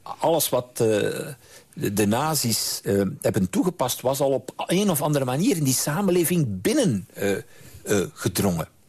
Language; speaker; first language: Dutch; native; Dutch